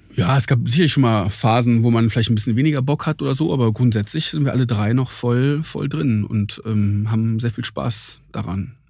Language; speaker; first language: German; native; German